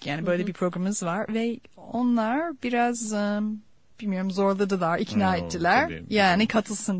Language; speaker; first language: Turkish; non-native, fluent; English